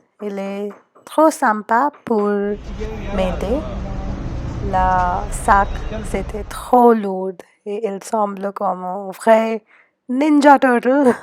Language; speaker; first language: French; non-native, learner; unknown